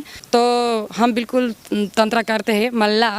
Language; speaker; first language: Hindi; non-native, learner; Spanish